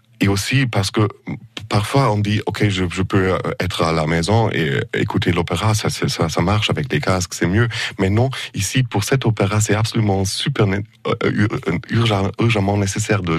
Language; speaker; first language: French; non-native, fluent; German